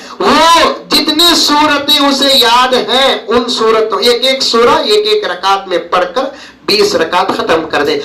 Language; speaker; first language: Urdu; native; Urdu